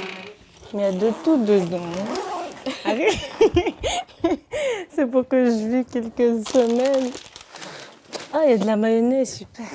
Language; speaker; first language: French; non-native, local second language; Comorian